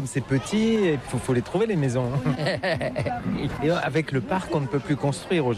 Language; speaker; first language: French; native; French